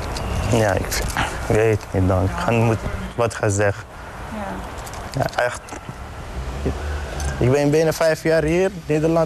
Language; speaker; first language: Dutch; non-native, learner; Arabic